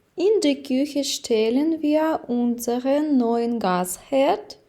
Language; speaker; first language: German; non-native, fluent; Ukrainian